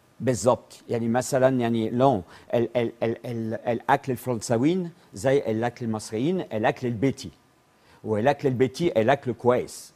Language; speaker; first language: Arabic; non-native, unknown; French